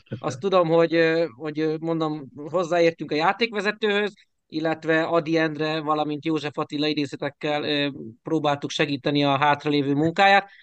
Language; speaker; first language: Hungarian; native; Hungarian